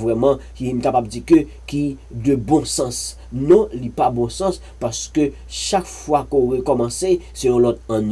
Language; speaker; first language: French; non-native, learner; Haitian Creole